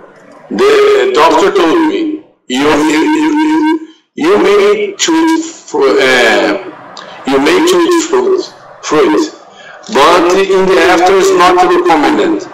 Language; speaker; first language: English; non-native, learner; Portuguese